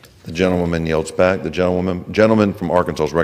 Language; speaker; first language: English; native; English